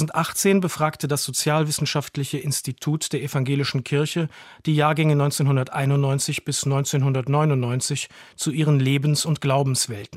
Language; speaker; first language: German; native; German